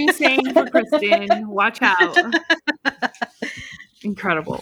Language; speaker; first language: English; early bilingual, other home language; Spanish